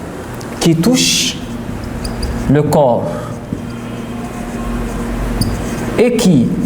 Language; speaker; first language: French; non-native, fluent; Arabic